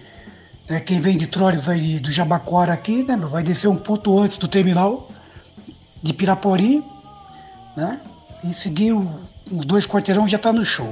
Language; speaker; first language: Portuguese; native; Portuguese